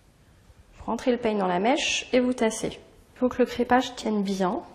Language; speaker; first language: French; native; French